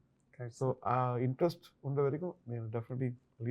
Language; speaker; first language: Telugu; non-native, learner; Tamil